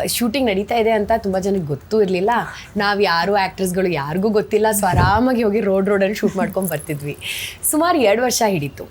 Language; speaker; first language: Kannada; non-native, local second language; Tamil